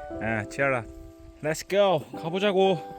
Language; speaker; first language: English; non-native, learner; Korean